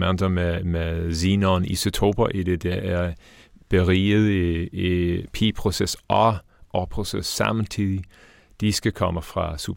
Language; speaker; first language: Danish; non-native, fluent; English